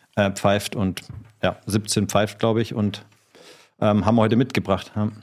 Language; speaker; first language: German; native; German